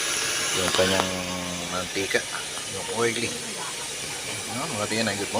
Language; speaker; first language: Filipino; native; Filipino